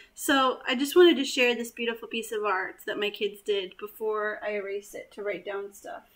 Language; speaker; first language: English; native; English